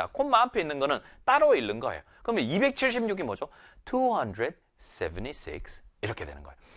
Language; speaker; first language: Korean; native; Korean